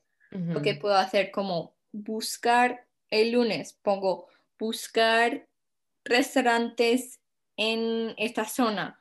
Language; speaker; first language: Spanish; non-native, fluent; English